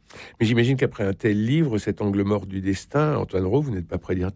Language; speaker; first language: French; native; French